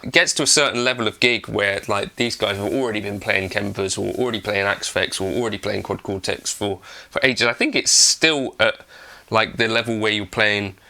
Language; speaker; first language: English; native; English